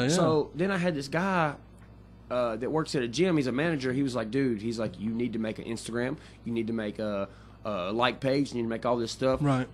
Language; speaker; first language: English; native; English